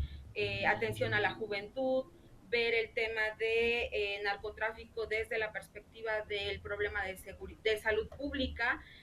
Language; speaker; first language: Spanish; native; Spanish